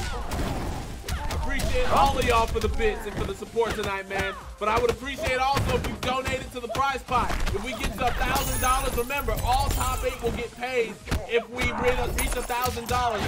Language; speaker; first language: English; native; English